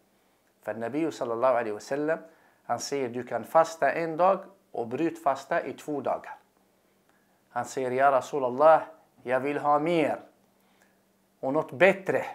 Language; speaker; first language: Swedish; non-native, fluent; Arabic